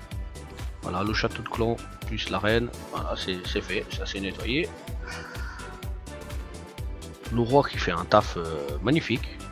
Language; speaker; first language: French; native; French